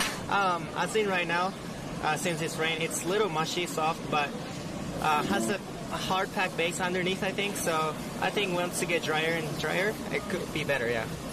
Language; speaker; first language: English; early bilingual, other home language; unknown